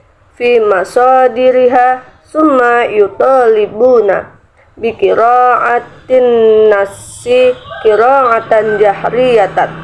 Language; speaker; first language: Arabic; non-native, learner; Indonesian